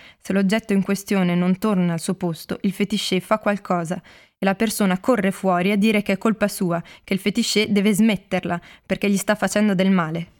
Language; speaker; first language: Italian; native; Italian